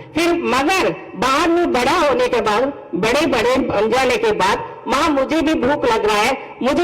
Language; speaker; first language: Hindi; non-native, local second language; Telugu